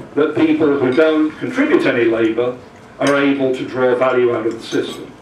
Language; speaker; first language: English; native; English